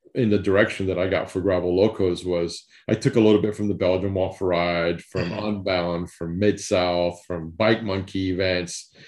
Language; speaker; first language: English; early bilingual, other home language; Spanish